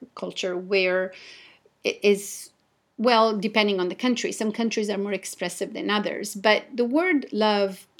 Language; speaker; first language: English; non-native, fluent; Italian